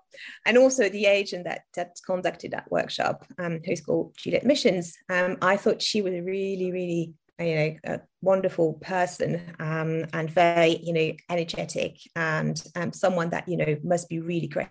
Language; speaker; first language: English; non-native, fluent; French